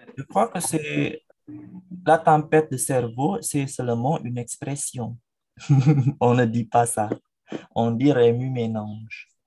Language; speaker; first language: French; non-native, fluent; Indonesian